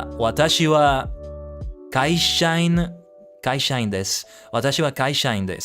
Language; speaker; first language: Japanese; non-native, learner; English